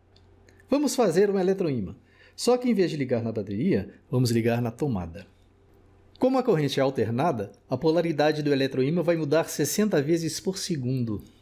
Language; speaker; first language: Portuguese; native; Portuguese